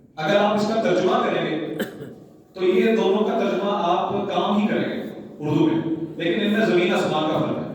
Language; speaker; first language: Urdu; non-native, local second language; Punjabi